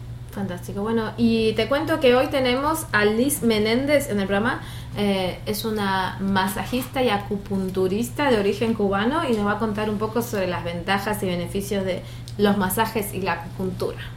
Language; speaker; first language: Spanish; native; Spanish